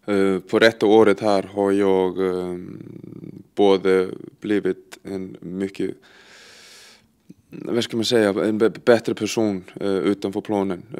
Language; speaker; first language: Swedish; non-native, fluent; Icelandic